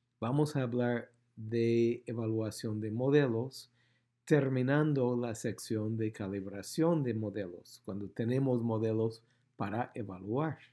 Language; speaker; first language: Spanish; non-native, fluent; English